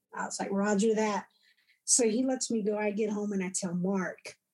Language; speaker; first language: English; native; English